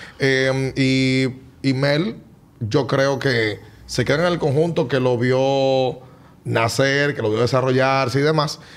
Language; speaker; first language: Spanish; native; Spanish